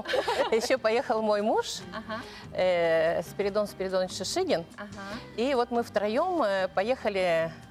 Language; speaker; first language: Russian; native; Russian